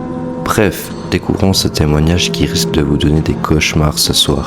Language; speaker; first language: French; native; French